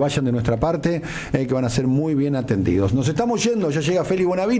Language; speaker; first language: Spanish; native; Spanish